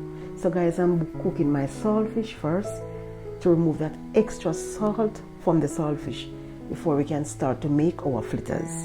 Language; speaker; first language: English; non-native, local second language; Jamaican Creole English